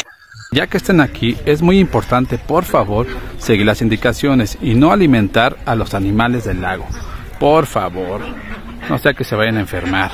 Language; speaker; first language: Spanish; native; Spanish